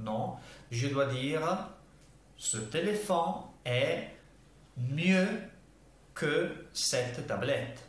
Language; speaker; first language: French; non-native, fluent; Italian